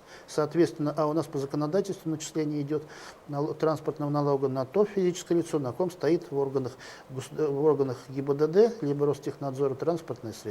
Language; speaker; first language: Russian; native; Russian